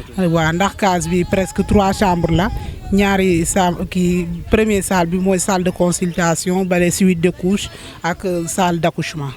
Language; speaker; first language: Wolof; non-native, local second language; Serer